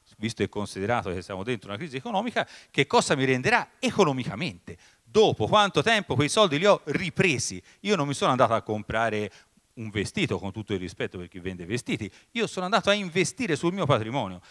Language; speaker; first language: Italian; native; Italian